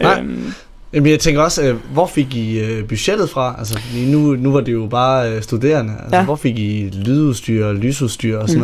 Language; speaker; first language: Danish; native; Danish